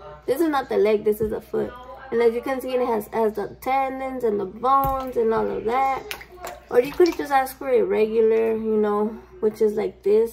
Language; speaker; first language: English; early bilingual, other home language; Spanish